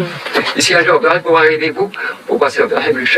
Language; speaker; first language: French; non-native, learner; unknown